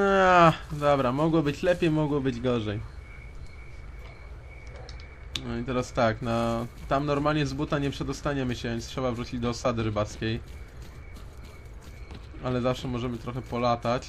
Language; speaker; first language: Polish; native; Polish